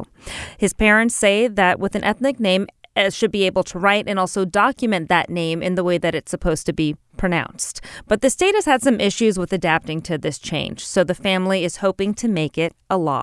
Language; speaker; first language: English; native; English